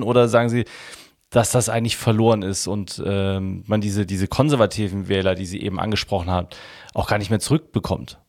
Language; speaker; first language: German; native; German